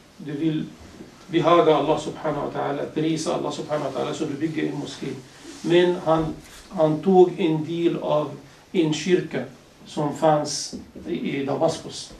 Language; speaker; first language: Swedish; non-native, fluent; Arabic